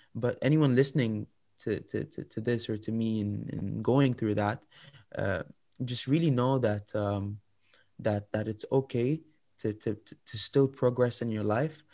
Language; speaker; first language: English; non-native, fluent; Arabic